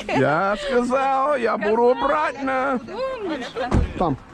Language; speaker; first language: Russian; non-native, learner; English